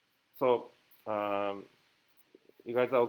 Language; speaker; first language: English; non-native, fluent; Japanese